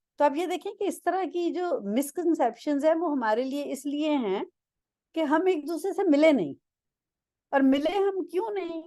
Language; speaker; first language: Urdu; non-native, local second language; Punjabi